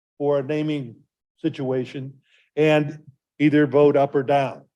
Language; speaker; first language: English; native; English